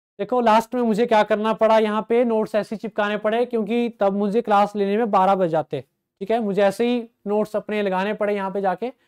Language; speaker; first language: Hindi; native; Hindi